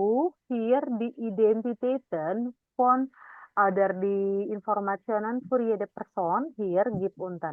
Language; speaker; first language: German; non-native, learner; Indonesian